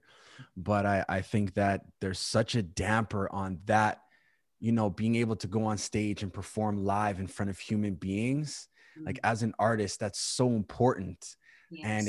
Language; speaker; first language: English; native; English